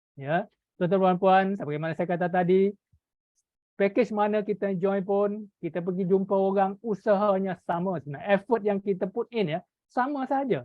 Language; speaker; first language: Malay; native; Malay